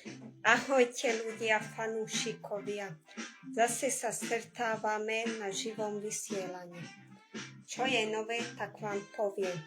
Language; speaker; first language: Slovak; non-native, local second language; Hungarian